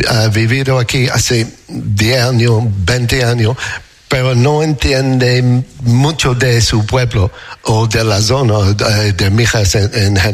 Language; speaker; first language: Spanish; non-native, learner; English